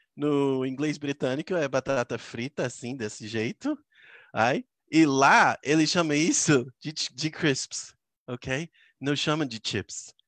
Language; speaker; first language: Portuguese; non-native, fluent; English